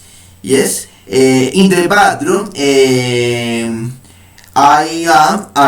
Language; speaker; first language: English; non-native, learner; Spanish